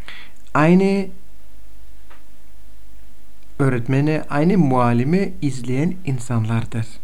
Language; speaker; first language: Turkish; non-native, fluent; Bulgarian